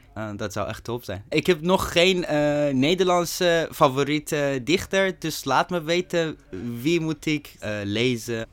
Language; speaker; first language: Dutch; non-native, fluent; Persian